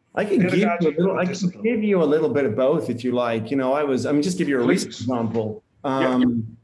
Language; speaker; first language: English; native; English